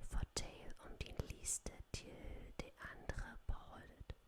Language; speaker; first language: Danish; non-native, learner; German